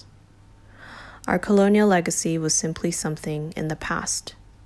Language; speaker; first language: English; non-native, local second language; Cantonese